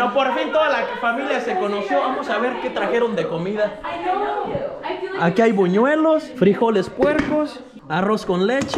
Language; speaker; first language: Spanish; native; Spanish